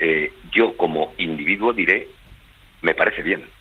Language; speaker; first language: Spanish; native; Spanish